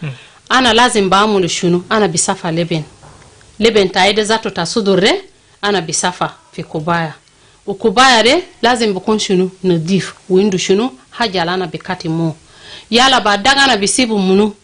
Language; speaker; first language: Arabic; non-native, local second language; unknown